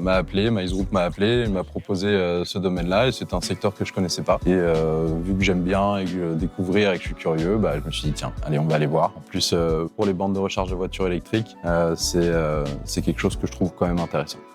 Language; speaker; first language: French; native; French